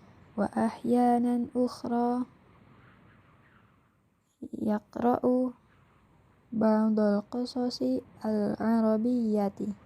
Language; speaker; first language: Arabic; non-native, fluent; Indonesian